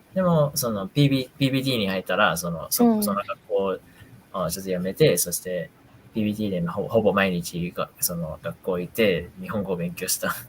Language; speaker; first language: Japanese; non-native, fluent; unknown